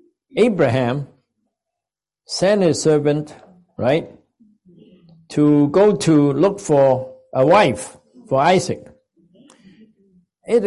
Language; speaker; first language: English; non-native, local second language; Cantonese